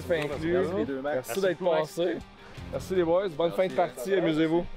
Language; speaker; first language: French; native; French